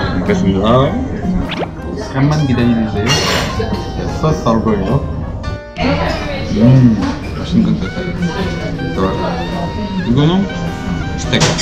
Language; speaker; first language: Korean; non-native, learner; French